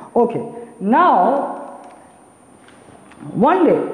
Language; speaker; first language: English; non-native, local second language; Hindi